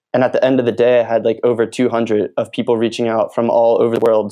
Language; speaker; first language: English; native; English